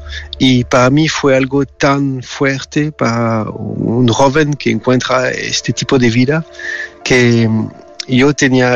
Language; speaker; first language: Spanish; non-native, learner; French